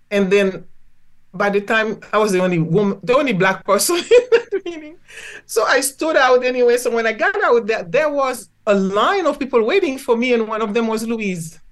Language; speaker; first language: English; non-native, fluent; Haitian Creole